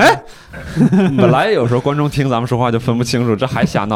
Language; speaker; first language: Chinese; native; Chinese